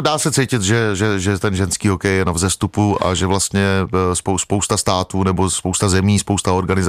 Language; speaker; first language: Czech; native; Czech